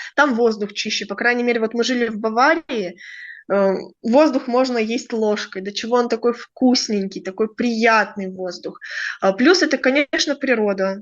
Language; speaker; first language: Russian; native; Russian